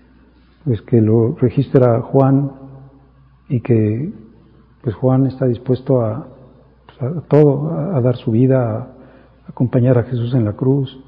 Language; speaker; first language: Spanish; native; Spanish